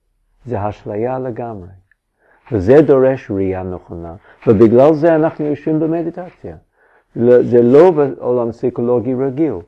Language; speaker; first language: Hebrew; non-native, fluent; English